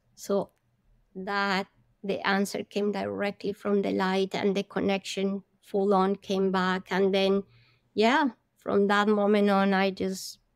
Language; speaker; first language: English; non-native, fluent; Spanish